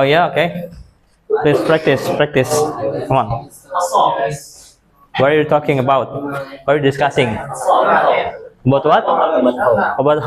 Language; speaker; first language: English; non-native, fluent; Indonesian